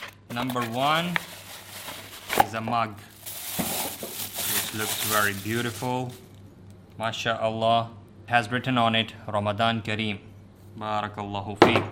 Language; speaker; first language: English; non-native, local second language; Urdu